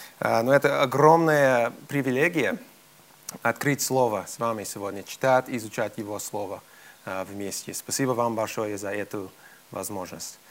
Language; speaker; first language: Russian; non-native, fluent; English